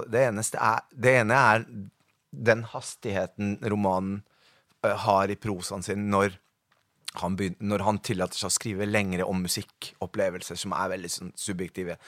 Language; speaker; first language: Norwegian; early bilingual, other home language; Spanish